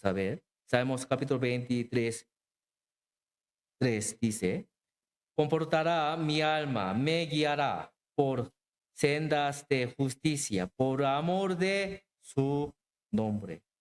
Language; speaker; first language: Spanish; non-native, learner; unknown